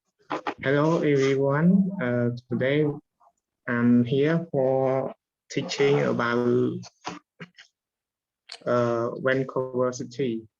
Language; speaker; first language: English; non-native, learner; Khmer